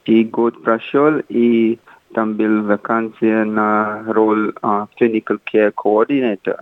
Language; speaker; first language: Russian; non-native, fluent; Hindi